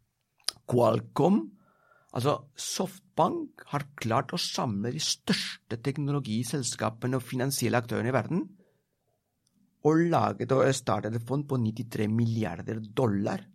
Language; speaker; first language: Norwegian; non-native, fluent; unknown